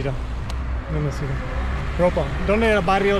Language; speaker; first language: Spanish; non-native, learner; English